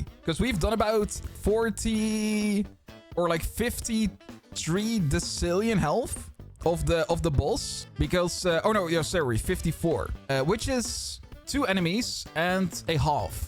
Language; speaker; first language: English; non-native, fluent; Dutch